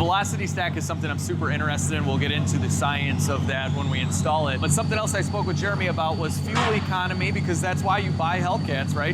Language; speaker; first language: English; native; English